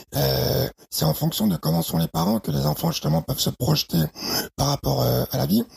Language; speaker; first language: French; early bilingual, other home language; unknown